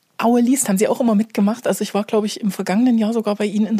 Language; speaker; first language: German; native; German